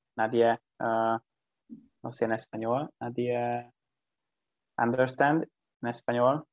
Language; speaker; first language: Spanish; non-native, learner; Hungarian